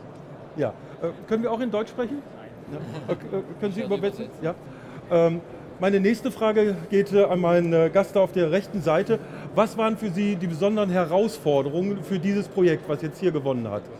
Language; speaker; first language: German; native; German